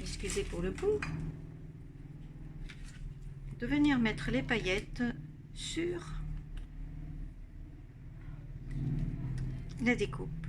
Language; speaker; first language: French; native; French